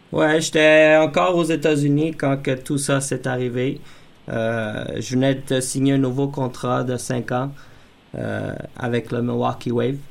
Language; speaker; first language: French; native; French